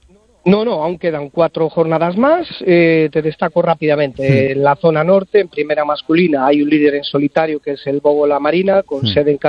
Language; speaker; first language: Spanish; native; Spanish